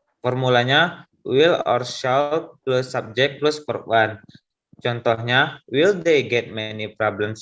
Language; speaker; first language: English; non-native, learner; Indonesian